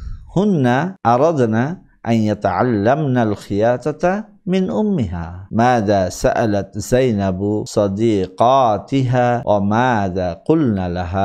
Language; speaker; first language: Arabic; non-native, fluent; Bangla